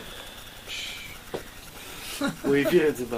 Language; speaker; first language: Hebrew; non-native, fluent; French